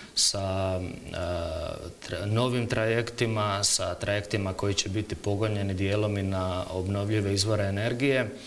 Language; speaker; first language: Croatian; native; Croatian